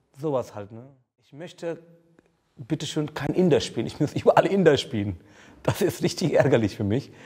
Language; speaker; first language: German; non-native, fluent; Hindi